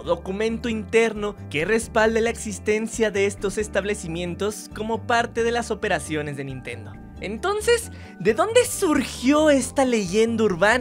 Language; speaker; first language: Spanish; native; Spanish